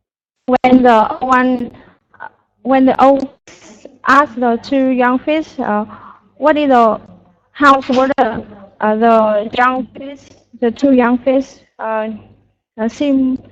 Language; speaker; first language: English; non-native, learner; Vietnamese